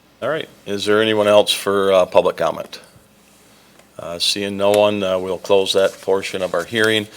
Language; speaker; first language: English; native; English